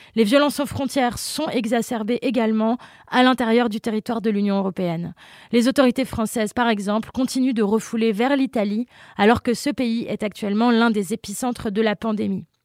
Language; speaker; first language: French; native; French